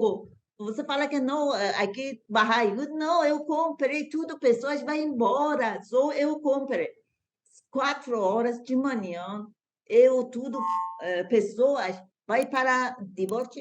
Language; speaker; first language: Portuguese; non-native, learner; Persian